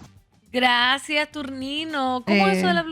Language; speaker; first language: Spanish; native; Spanish